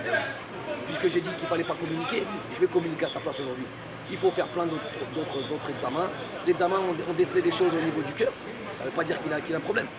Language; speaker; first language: French; native; French